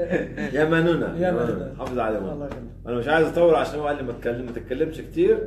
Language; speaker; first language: Arabic; native; Arabic